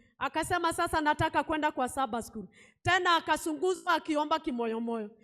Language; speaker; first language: Swahili; non-native, local second language; Kikuyu